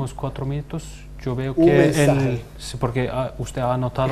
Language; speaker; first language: Spanish; non-native, fluent; Turkish